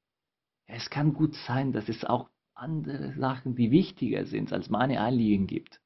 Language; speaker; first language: German; non-native, fluent; Spanish